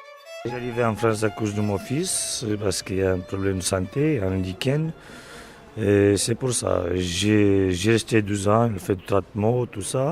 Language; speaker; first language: French; non-native, learner; Romanian